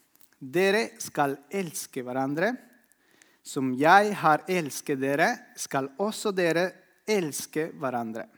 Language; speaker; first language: Norwegian; non-native, fluent; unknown